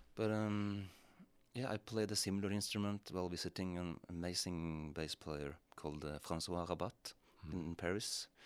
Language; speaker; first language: English; non-native, fluent; Norwegian